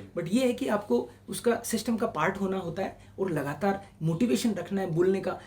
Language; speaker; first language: Hindi; non-native, local second language; Marwari